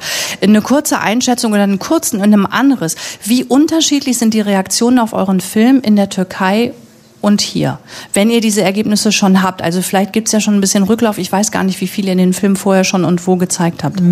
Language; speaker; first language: German; native; German